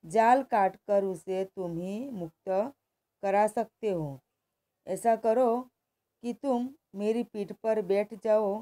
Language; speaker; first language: Hindi; non-native, local second language; Gujarati